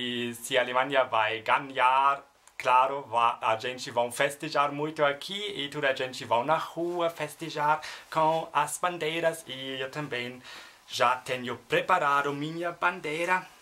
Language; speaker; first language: Portuguese; non-native, learner; German